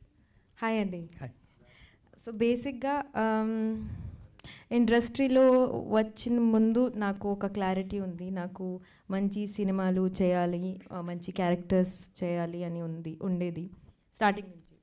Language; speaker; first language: Telugu; non-native, local second language; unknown